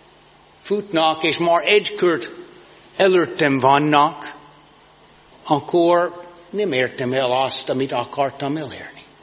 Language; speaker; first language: Hungarian; non-native, learner; English